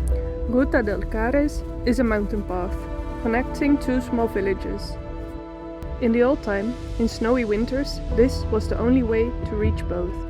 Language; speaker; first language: English; non-native, fluent; Dutch